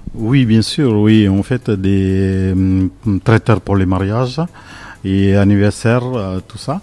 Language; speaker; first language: French; non-native, learner; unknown